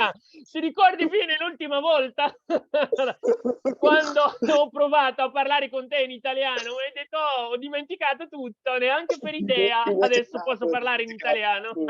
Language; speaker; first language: Italian; non-native, learner; Arabic